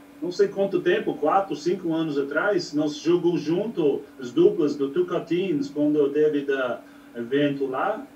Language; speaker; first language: Portuguese; non-native, learner; English